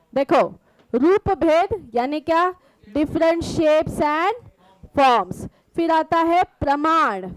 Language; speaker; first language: Hindi; non-native, local second language; Marathi